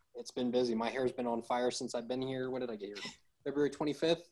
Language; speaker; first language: English; native; English